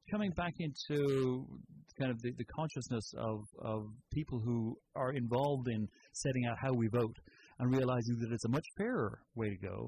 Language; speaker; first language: English; native; English